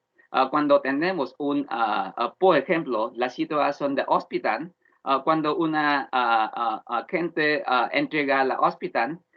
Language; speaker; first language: Spanish; non-native, learner; Vietnamese